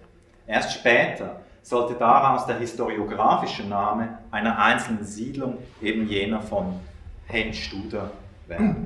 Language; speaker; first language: German; native; German